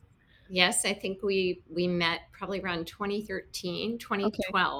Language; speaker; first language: English; native; English